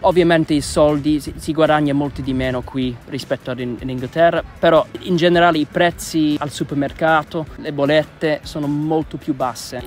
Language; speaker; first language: Italian; non-native, fluent; English